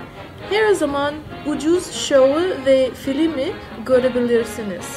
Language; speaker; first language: Turkish; non-native, learner; English